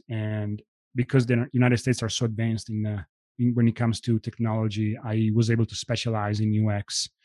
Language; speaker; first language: English; non-native, fluent; Italian